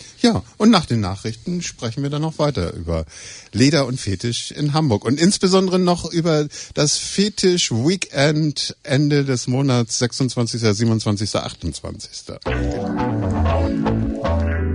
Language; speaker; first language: German; native; German